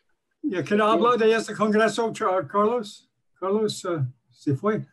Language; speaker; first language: Spanish; non-native, learner; English